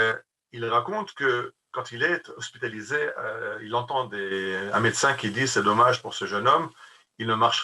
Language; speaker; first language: French; native; French